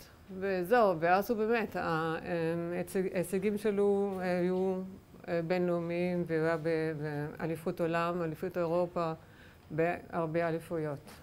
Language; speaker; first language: Hebrew; non-native, fluent; German